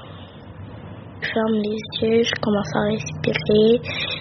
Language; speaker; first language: French; early bilingual, other home language; Arabic